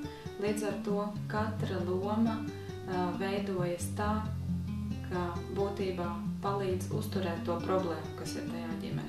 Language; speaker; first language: Latvian; native; Latvian